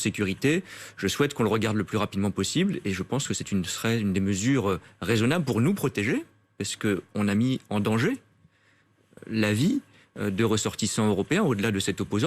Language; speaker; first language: French; native; French